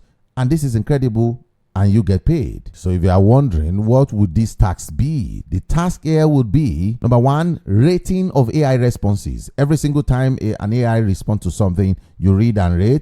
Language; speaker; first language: English; non-native, local second language; Yoruba